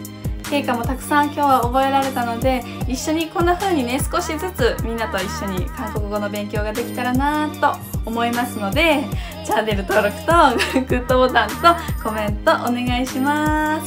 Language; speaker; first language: Japanese; native; Japanese